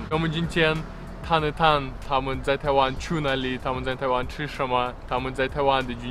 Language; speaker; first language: Chinese; non-native, learner; French